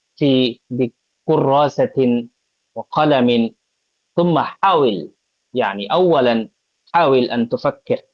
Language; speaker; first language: Arabic; non-native, fluent; Bangla